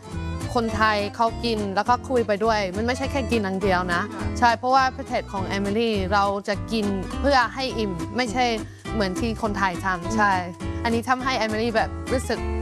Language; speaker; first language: Thai; non-native, fluent; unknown